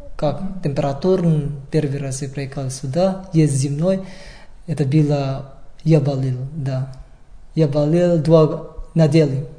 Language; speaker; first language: Russian; non-native, learner; Indonesian